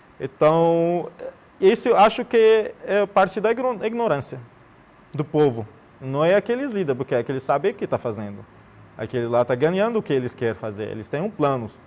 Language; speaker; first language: Portuguese; non-native, fluent; Arabic